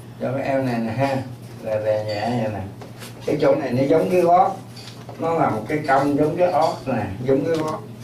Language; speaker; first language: Vietnamese; early bilingual, heritage; Vietnamese